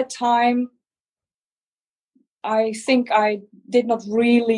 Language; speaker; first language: English; non-native, fluent; Dutch